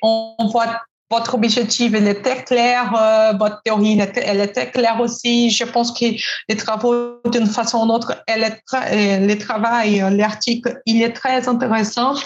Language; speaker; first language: French; non-native, fluent; Portuguese